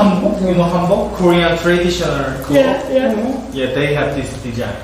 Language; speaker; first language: English; non-native, learner; Korean